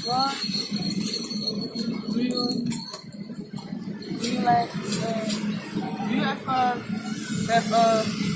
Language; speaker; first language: English; non-native, learner; Indonesian